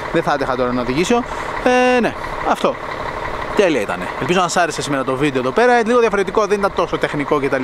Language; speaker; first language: Greek; native; Greek